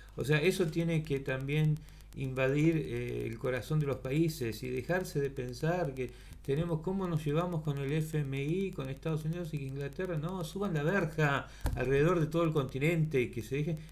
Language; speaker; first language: Spanish; native; Spanish